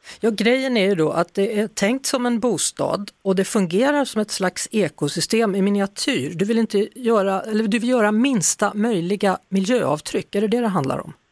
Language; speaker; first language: Swedish; native; Swedish